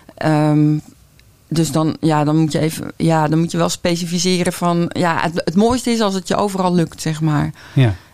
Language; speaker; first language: Dutch; native; Dutch